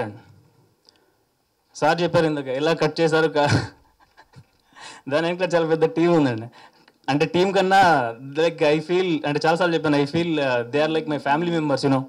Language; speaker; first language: Telugu; native; Telugu